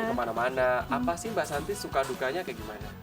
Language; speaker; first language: Indonesian; native; Indonesian